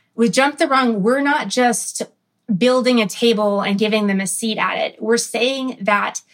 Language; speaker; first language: English; early bilingual, other home language; Arabic